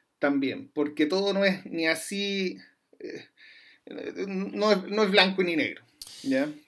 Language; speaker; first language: Spanish; native; Spanish